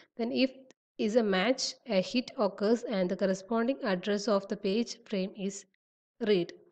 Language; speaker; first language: English; non-native, local second language; Malayalam